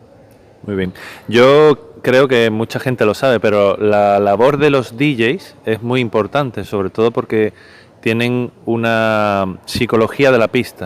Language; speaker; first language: Spanish; native; Spanish